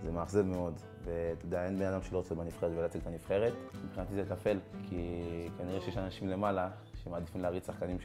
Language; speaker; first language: Hebrew; native; Hebrew